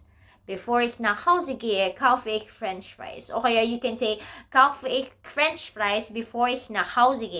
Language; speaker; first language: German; non-native, learner; Filipino